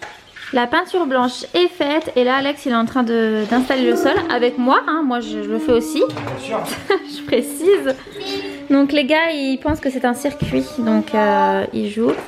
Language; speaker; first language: French; native; French